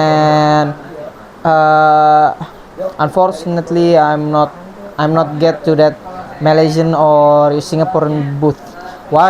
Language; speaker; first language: English; non-native, learner; Indonesian